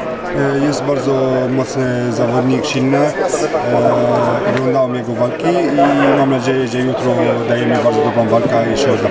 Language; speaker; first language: Polish; non-native, fluent; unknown